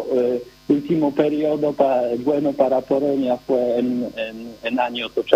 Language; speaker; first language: Spanish; non-native, learner; Polish